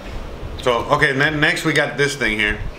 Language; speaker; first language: English; native; English